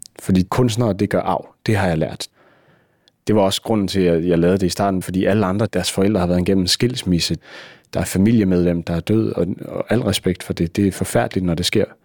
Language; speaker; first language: Danish; native; Danish